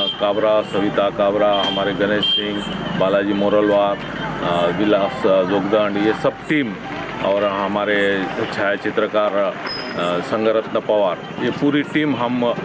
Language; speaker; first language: Hindi; non-native, local second language; Marathi